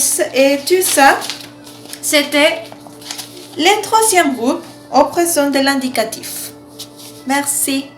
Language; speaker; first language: French; non-native, learner; Spanish